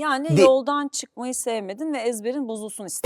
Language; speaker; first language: Turkish; native; Turkish